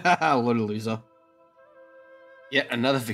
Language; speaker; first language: English; native; English